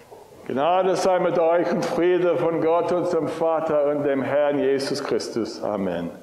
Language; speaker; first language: German; non-native, fluent; English